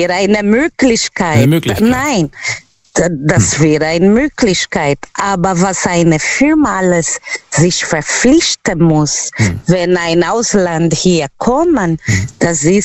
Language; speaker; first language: German; non-native, fluent; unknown